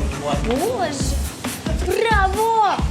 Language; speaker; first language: Russian; native; Russian